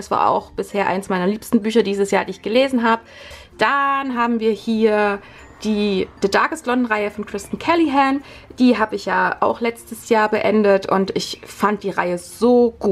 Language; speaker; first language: German; native; German